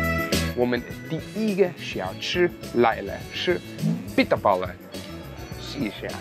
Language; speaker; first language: Chinese; non-native, fluent; German